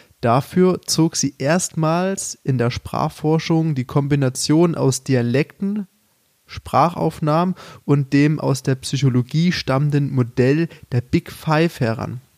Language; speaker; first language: German; native; German